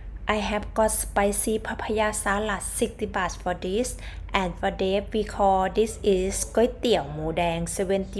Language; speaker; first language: English; non-native, learner; Thai